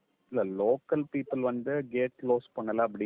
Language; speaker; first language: Tamil; native; Tamil